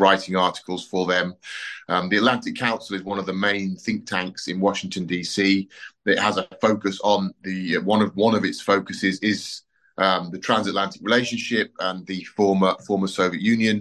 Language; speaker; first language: English; native; English